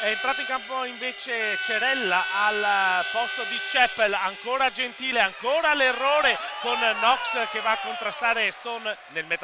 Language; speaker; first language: Italian; native; Italian